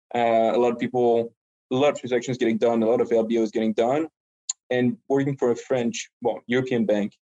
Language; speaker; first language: English; non-native, fluent; French